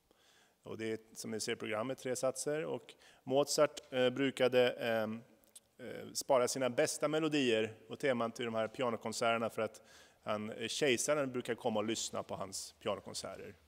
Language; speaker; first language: Swedish; native; Swedish